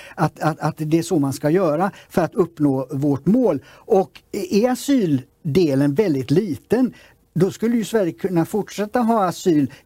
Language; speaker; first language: Swedish; native; Swedish